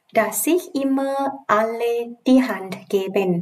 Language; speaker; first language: German; non-native, fluent; Thai